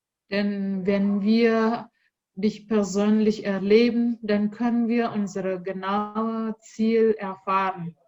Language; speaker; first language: German; non-native, learner; Indonesian